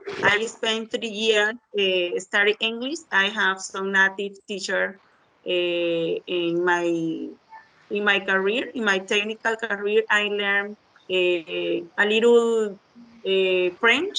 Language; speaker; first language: English; non-native, learner; Spanish